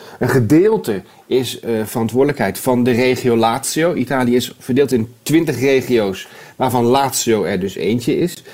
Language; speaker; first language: Dutch; native; Dutch